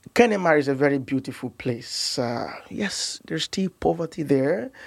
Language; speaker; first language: English; non-native, local second language; Igbo